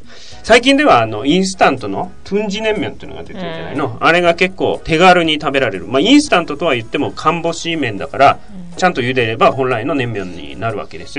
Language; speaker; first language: Japanese; native; Japanese